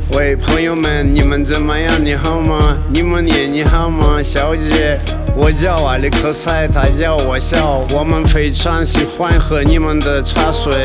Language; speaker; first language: Chinese; non-native, learner; Russian